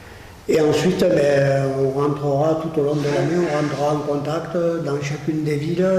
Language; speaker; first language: French; native; French